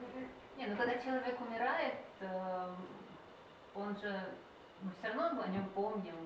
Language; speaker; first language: Russian; native; Russian